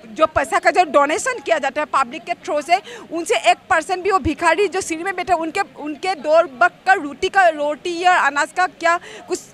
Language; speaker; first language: Hindi; non-native, local second language; Assamese